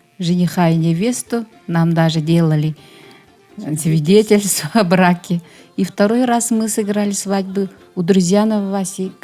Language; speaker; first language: Russian; non-native, local second language; Yakut